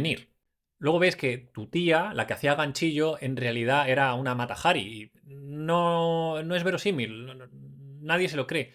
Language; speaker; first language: Spanish; native; Spanish